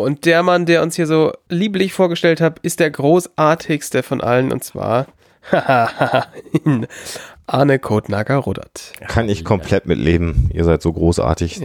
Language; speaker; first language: German; native; German